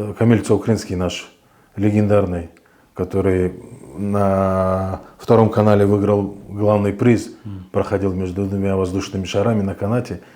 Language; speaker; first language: Russian; non-native, local second language; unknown